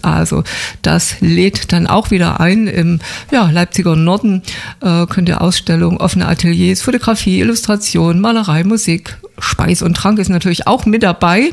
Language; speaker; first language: German; native; German